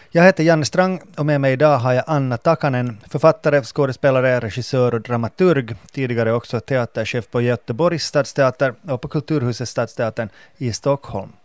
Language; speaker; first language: Swedish; native; Swedish